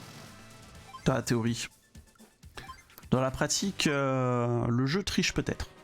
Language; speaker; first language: French; native; French